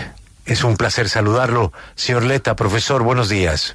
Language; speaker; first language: Spanish; native; Spanish